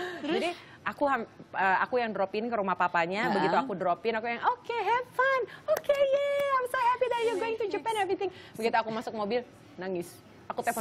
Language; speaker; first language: Indonesian; native; Indonesian